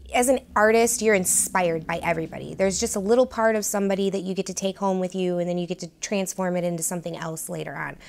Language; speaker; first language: English; native; English